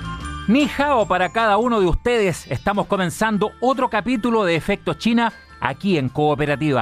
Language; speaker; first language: Spanish; native; Spanish